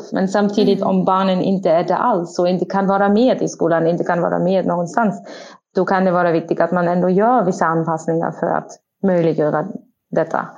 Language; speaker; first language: Swedish; non-native, fluent; German